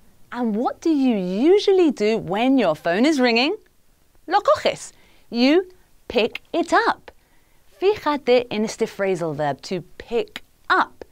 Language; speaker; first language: English; native; English